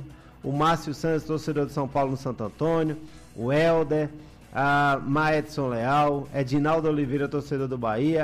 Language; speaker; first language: Portuguese; native; Portuguese